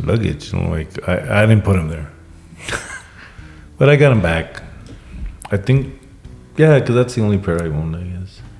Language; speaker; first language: English; early bilingual, other home language; Spanish